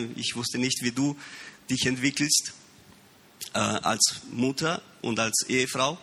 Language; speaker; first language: German; early bilingual, heritage; Romanian